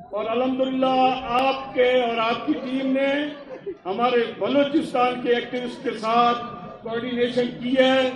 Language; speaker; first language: Urdu; non-native, local second language; Baluchi